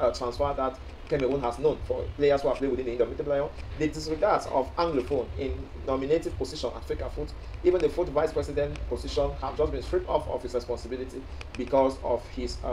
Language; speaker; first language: English; non-native, local second language; French